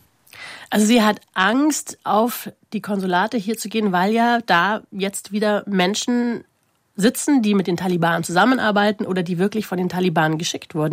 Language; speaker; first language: German; native; German